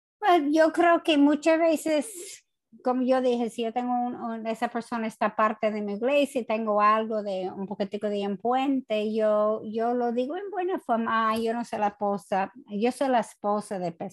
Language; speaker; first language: Spanish; non-native, fluent; English